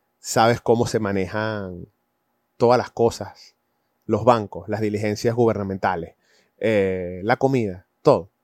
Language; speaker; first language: Spanish; native; Spanish